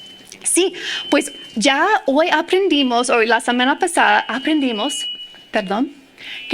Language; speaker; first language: Spanish; non-native, fluent; English